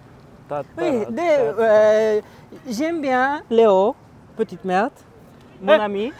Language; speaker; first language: French; non-native, learner; Japanese